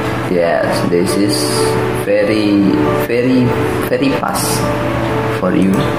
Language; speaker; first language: English; non-native, learner; Indonesian